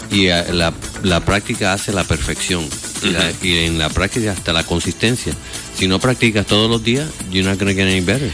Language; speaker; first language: Spanish; native; Spanish